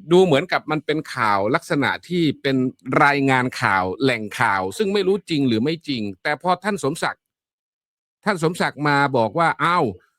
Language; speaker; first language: Thai; native; Thai